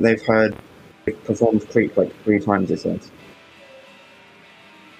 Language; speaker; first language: English; native; English